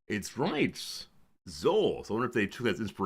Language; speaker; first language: English; native; English